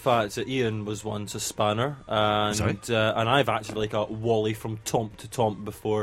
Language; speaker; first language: English; native; English